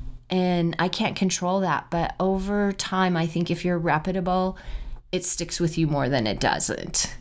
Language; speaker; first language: English; native; English